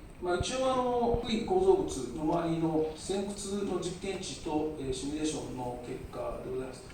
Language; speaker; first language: Japanese; native; Japanese